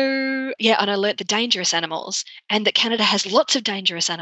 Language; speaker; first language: English; native; English